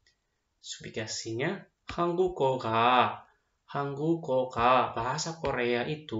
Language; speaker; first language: Korean; non-native, fluent; Indonesian